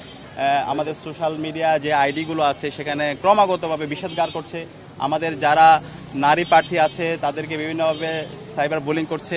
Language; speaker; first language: Bangla; native; Bangla